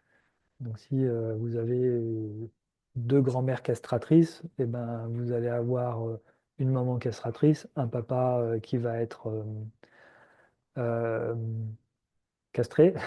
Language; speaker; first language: French; native; French